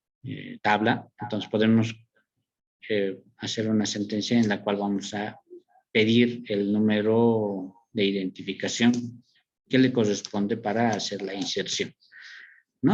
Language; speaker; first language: Spanish; native; Spanish